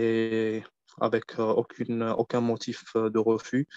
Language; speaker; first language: French; non-native, fluent; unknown